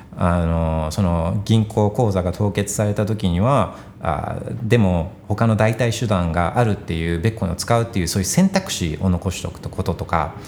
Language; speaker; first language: Japanese; early bilingual, heritage; Japanese